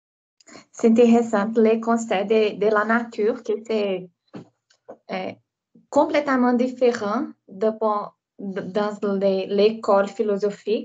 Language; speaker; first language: French; non-native, learner; Portuguese